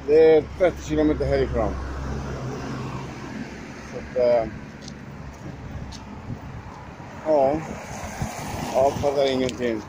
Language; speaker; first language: Swedish; non-native, learner; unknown